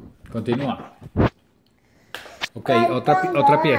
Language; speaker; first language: Spanish; native; Spanish